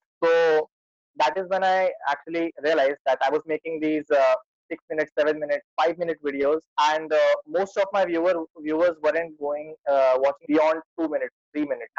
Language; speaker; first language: English; non-native, local second language; Hindi